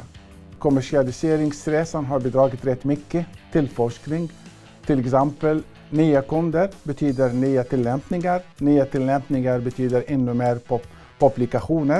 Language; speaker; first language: Swedish; non-native, fluent; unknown